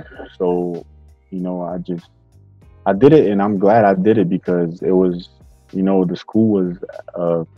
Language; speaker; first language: English; non-native, fluent; Bulgarian